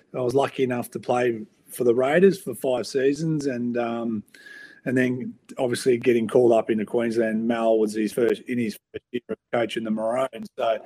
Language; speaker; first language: English; native; English